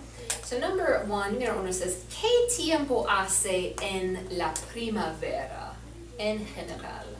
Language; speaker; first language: Spanish; non-native, learner; English